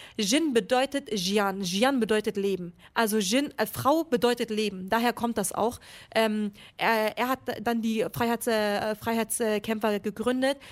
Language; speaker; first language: German; early bilingual, other home language; Kurdish